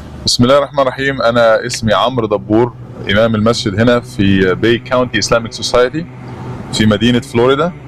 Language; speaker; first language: Arabic; native; Arabic